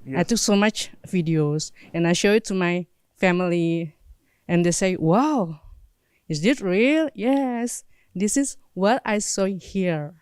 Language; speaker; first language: English; non-native, learner; Indonesian